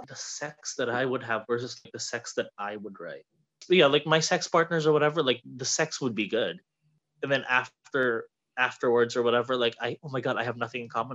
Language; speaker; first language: English; non-native, local second language; Filipino